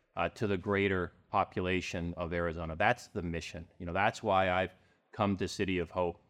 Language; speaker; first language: English; native; English